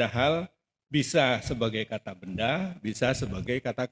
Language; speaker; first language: Indonesian; native; Indonesian